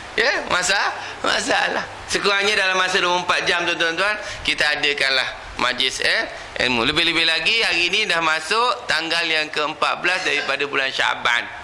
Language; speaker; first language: Malay; native; Malay